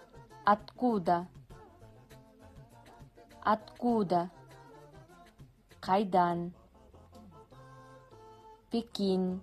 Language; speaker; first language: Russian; non-native, fluent; Kazakh